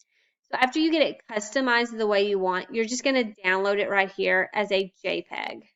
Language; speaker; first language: English; native; English